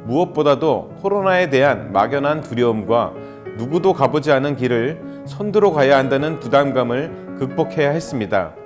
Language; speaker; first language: Korean; native; Korean